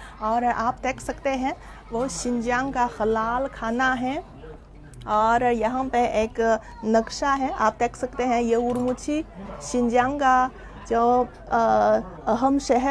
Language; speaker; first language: Hindi; non-native, fluent; Chinese